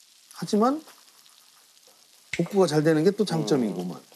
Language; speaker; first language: Korean; native; Korean